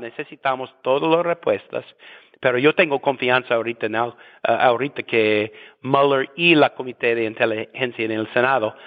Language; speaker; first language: Spanish; non-native, fluent; English